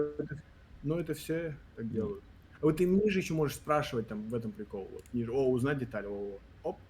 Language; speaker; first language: Russian; native; Russian